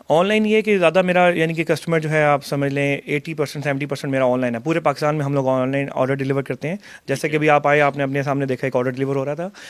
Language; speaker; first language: Urdu; non-native, local second language; Punjabi